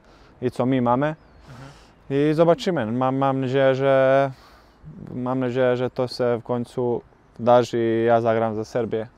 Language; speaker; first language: Polish; non-native, learner; Bosnian